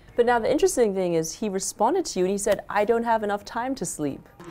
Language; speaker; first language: English; early bilingual, other home language; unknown